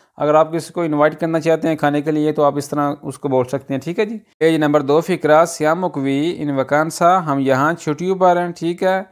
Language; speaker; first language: Urdu; non-native, local second language; Punjabi